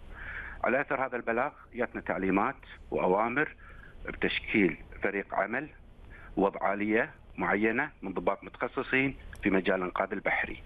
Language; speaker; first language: Arabic; native; Arabic